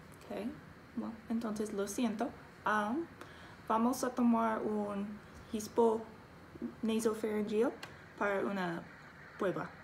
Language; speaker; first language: Spanish; non-native, learner; English